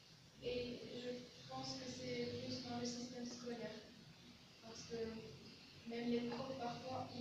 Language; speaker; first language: French; non-native, local second language; Arabic